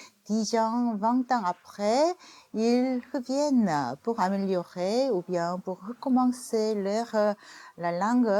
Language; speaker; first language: French; non-native, fluent; Korean